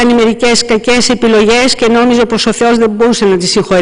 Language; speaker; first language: Greek; native; Greek